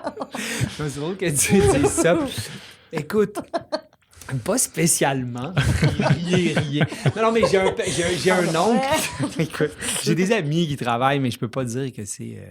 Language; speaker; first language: French; native; French